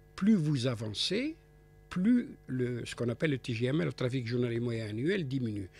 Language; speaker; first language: French; non-native, local second language; Arabic